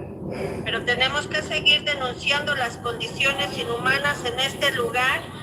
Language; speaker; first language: Spanish; native; Spanish